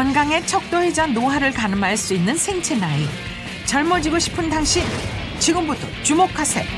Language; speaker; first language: Korean; native; Korean